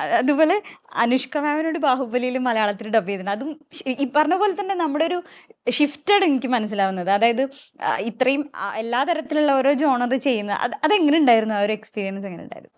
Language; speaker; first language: Malayalam; native; Malayalam